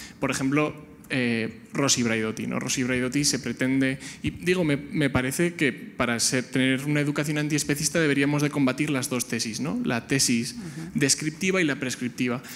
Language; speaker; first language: Spanish; native; Spanish